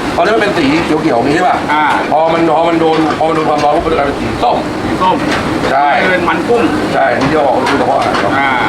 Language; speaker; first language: Thai; native; Thai